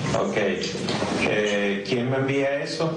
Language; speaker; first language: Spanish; non-native, learner; English